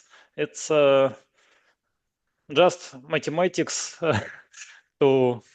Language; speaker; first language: English; non-native, learner; Russian